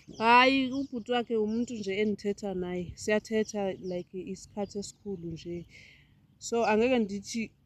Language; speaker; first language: Zulu; non-native, local second language; Xhosa